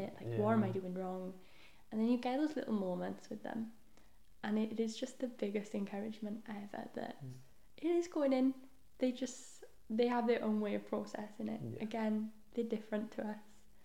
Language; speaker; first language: English; non-native, local second language; Welsh